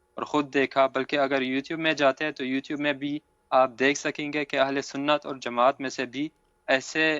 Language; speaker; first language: Urdu; non-native, fluent; Arabic